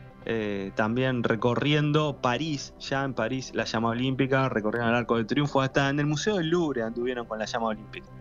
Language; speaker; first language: Spanish; native; Spanish